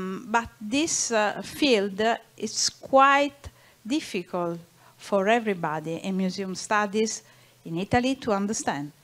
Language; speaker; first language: English; non-native, learner; Italian